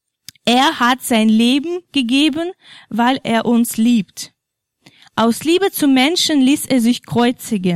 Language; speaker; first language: German; non-native, fluent; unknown